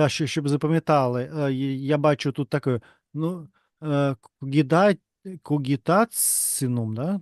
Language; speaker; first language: Ukrainian; non-native, learner; Russian